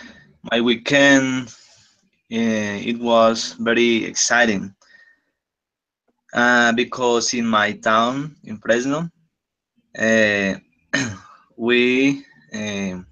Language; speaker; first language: English; non-native, learner; Spanish